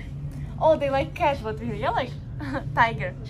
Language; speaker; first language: English; non-native, learner; Russian